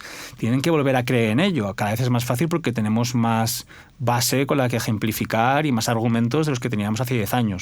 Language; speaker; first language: Spanish; native; Spanish